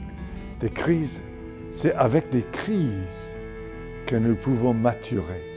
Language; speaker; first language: French; non-native, fluent; English